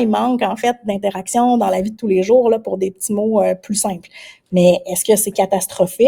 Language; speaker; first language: French; native; French